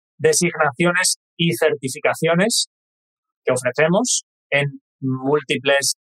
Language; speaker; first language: Spanish; native; Spanish